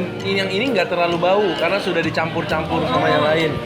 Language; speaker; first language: Indonesian; native; Indonesian